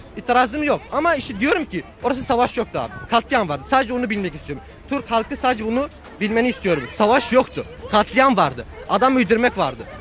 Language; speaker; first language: Turkish; early bilingual, heritage; Turkish